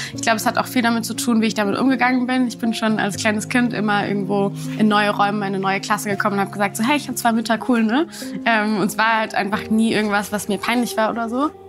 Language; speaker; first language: German; native; German